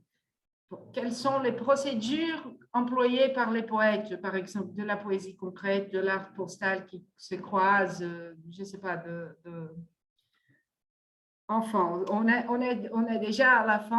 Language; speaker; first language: French; non-native, fluent; Portuguese